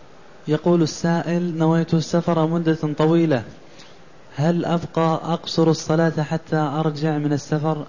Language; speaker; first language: Arabic; native; Arabic